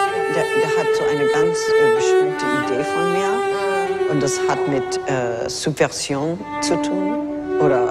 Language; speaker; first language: German; non-native, fluent; English